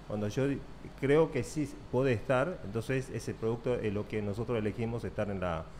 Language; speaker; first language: Spanish; early bilingual, other home language; Korean